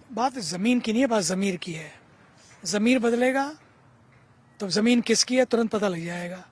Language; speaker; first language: Hindi; native; Hindi